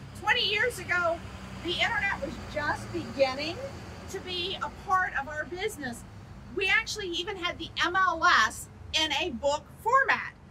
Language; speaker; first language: English; native; English